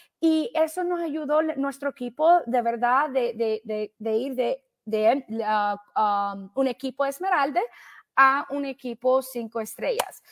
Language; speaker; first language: Spanish; early bilingual, heritage; Spanish